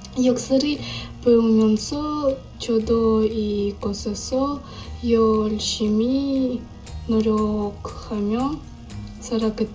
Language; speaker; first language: Korean; non-native, learner; Russian